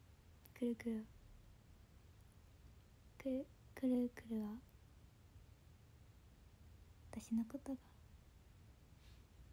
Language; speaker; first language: Japanese; native; Japanese